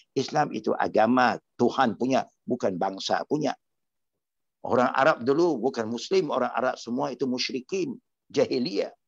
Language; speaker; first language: Malay; non-native, local second language; Chinese